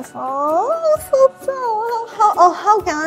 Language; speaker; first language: English; non-native, learner; Chinese